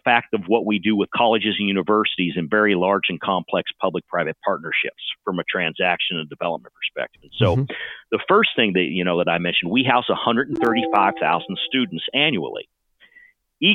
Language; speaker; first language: English; native; English